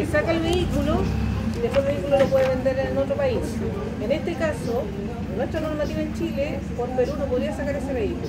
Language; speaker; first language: Spanish; native; Spanish